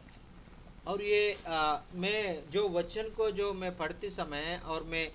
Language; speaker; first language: Hindi; non-native, local second language; Telugu